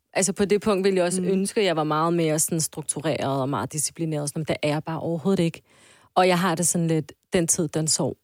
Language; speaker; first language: Danish; early bilingual, other home language; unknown